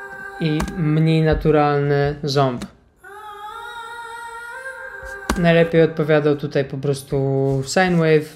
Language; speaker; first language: Polish; native; Polish